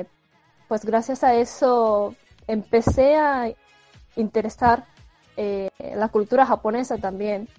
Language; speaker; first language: Spanish; non-native, fluent; Japanese